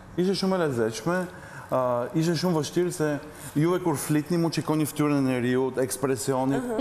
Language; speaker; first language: Albanian; early bilingual, heritage; Albanian